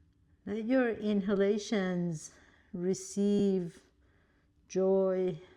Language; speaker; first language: English; native; English